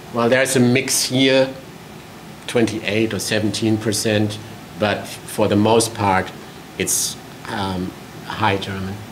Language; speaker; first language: English; non-native, fluent; German